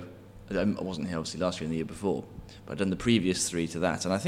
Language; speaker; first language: English; native; English